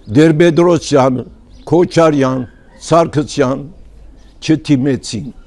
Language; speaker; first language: Armenian; early bilingual, heritage; Armenian